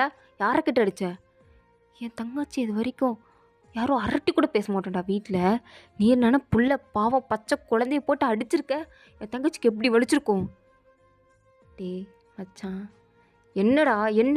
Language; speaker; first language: Tamil; native; Tamil